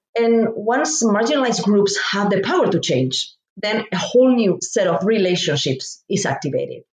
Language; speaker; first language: English; non-native, fluent; Spanish